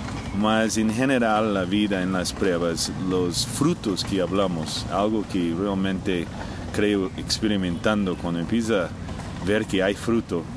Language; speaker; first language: Spanish; non-native, fluent; English